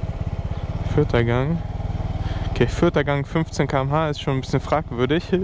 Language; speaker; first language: German; native; German